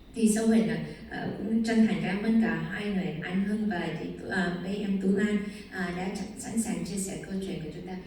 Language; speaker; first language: Vietnamese; early bilingual, heritage; Vietnamese